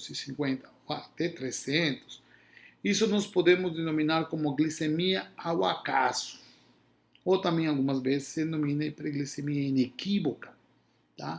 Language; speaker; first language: Portuguese; non-native, fluent; Spanish